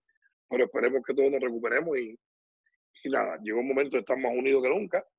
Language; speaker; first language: Spanish; native; Spanish